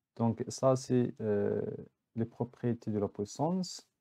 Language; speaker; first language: French; non-native, local second language; Arabic